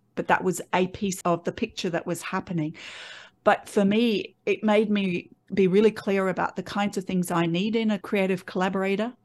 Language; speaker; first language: English; native; English